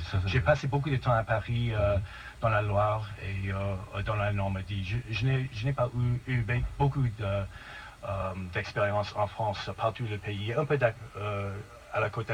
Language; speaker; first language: French; non-native, fluent; English